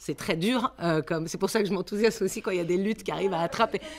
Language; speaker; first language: French; native; French